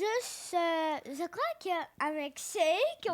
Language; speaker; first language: French; early bilingual, other home language; Ukrainian